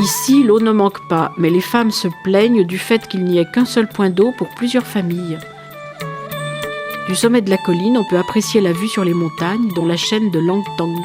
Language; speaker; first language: French; native; French